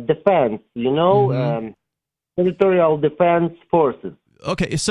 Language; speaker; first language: English; non-native, learner; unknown